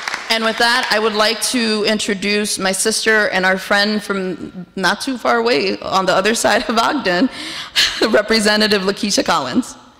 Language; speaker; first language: English; early bilingual, other home language; Spanish